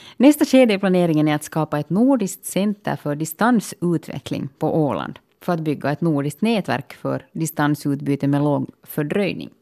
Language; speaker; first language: Swedish; native; Swedish